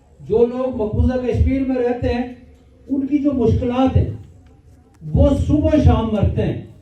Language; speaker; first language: Urdu; non-native, local second language; Punjabi